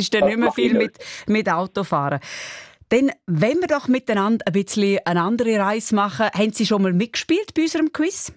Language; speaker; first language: German; native; German